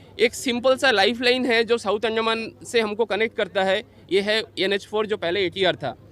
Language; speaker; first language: Hindi; non-native, local second language; Bangla